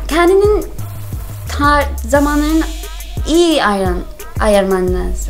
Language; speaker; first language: Turkish; non-native, learner; English